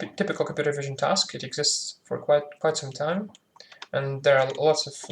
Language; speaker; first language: English; non-native, fluent; Ukrainian